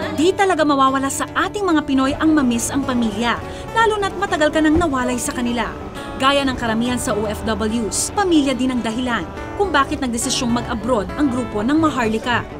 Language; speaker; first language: Filipino; native; Filipino